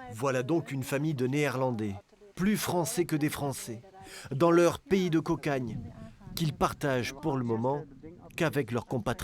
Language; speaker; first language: French; native; French